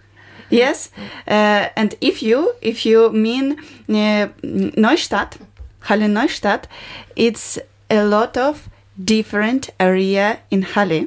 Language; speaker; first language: English; non-native, learner; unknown